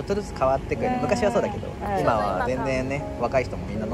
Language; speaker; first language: Japanese; native; Japanese